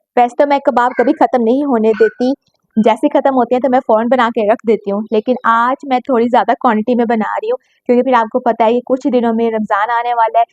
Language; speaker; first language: Urdu; native; Urdu